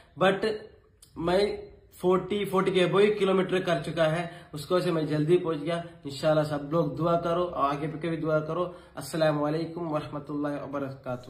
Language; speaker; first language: Hindi; non-native, local second language; Kannada